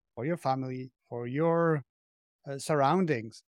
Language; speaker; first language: English; non-native, fluent; Spanish